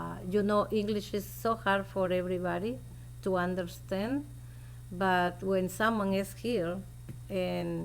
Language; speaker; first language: English; non-native, local second language; Spanish